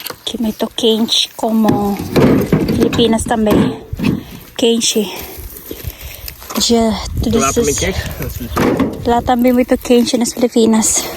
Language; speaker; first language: Portuguese; non-native, learner; Filipino